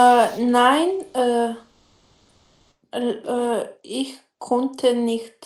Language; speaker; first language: German; non-native, learner; Macedonian